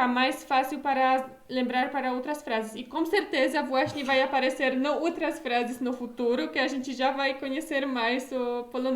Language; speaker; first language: Portuguese; non-native, fluent; Polish